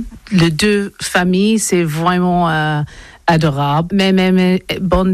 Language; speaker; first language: French; non-native, learner; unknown